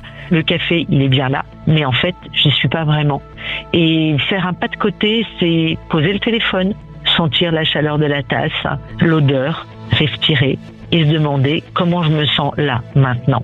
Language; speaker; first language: French; native; French